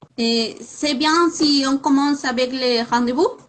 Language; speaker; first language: French; non-native, fluent; Spanish